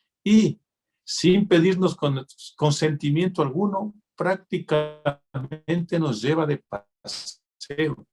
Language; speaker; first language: Spanish; native; Spanish